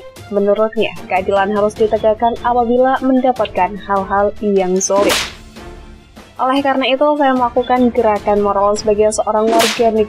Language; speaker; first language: Indonesian; native; Indonesian